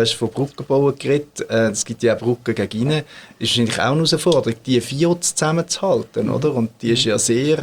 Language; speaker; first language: German; native; German